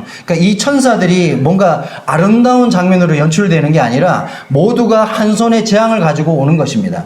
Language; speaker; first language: Korean; native; Korean